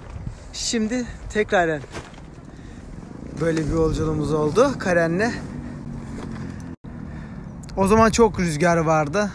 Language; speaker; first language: Turkish; native; Turkish